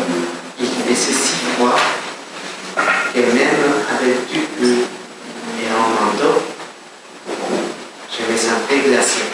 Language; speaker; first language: French; non-native, learner; Spanish